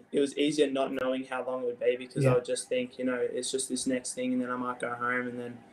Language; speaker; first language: English; native; English